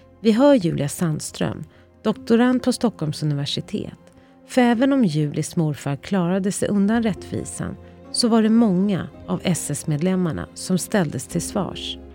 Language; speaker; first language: Swedish; native; Swedish